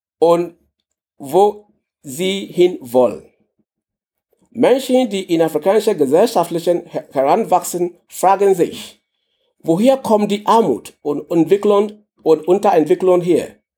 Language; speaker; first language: German; non-native, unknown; English